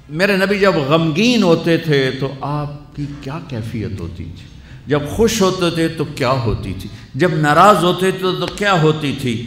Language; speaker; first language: Urdu; non-native, local second language; Punjabi